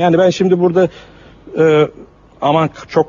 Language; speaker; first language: Turkish; native; Turkish